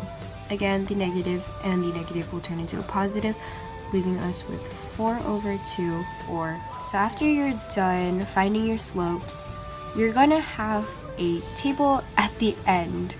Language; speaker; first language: English; native; English